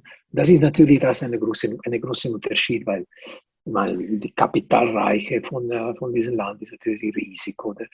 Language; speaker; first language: German; non-native, local second language; Italian